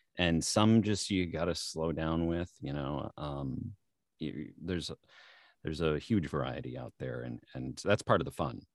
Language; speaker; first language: English; native; English